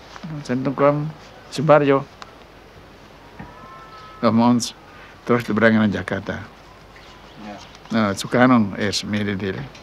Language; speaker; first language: Dutch; non-native, local second language; Minangkabau